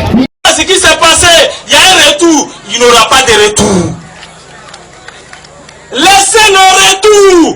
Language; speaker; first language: French; non-native, local second language; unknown